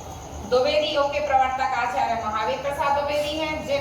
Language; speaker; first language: Hindi; native; Hindi